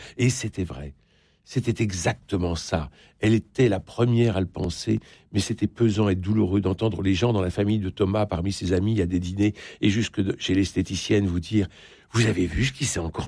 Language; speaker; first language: French; native; French